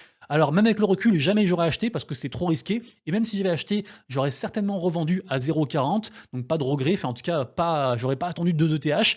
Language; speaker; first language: French; native; French